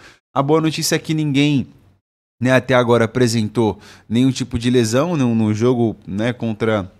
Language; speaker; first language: Portuguese; native; Portuguese